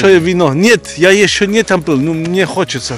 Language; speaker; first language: Russian; non-native, learner; German